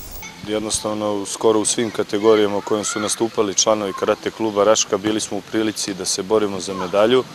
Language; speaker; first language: Serbian; native; Serbian